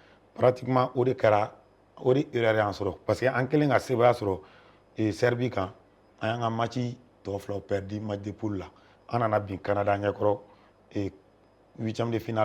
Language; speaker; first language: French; non-native, local second language; Bambara